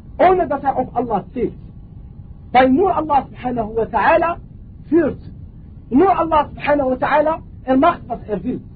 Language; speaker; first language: German; non-native, fluent; Arabic